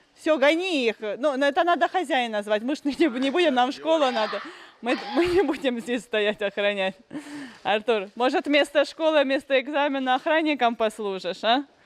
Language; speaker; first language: Russian; native; Russian